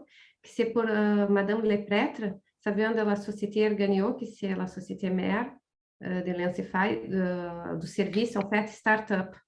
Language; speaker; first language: French; non-native, fluent; Portuguese